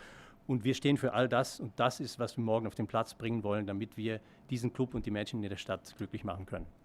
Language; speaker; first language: German; native; German